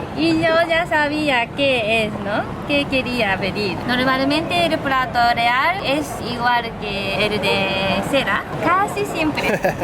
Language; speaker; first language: Spanish; non-native, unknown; Japanese